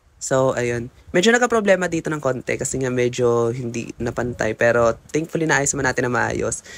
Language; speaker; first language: Filipino; native; Filipino